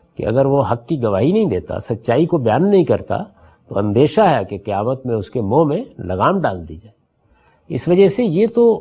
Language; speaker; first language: Urdu; native; Urdu